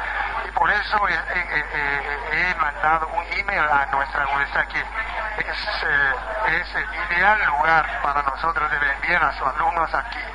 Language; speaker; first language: Spanish; non-native, fluent; Chinese